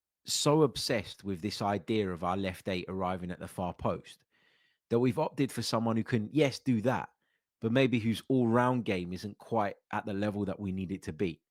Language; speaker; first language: English; native; English